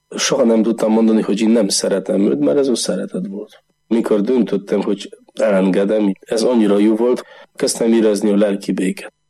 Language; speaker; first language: Hungarian; non-native, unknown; Polish